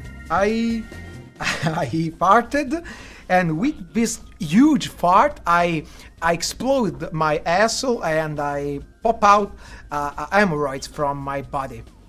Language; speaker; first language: English; non-native, learner; Italian